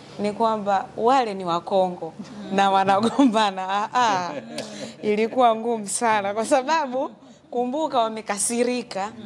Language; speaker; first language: Swahili; native; Swahili